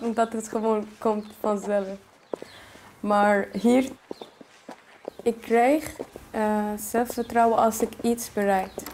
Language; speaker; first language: Dutch; non-native, fluent; Arabic